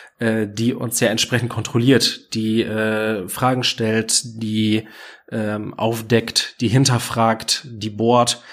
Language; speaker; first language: German; native; German